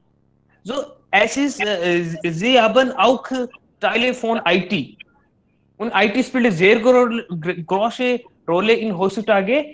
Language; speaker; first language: German; non-native, learner; Hindi